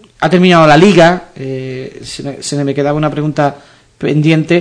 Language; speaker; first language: Spanish; native; Spanish